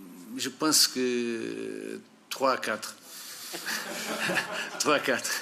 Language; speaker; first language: French; non-native, fluent; Portuguese